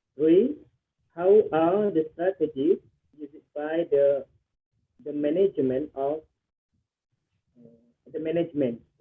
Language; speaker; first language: English; non-native, learner; Indonesian